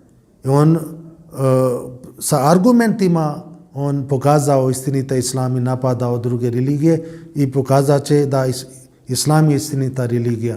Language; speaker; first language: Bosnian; non-native, learner; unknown